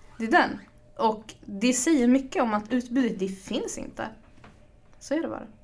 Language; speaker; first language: Swedish; early bilingual, other home language; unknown